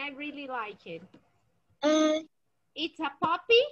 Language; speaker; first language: English; non-native, learner; Portuguese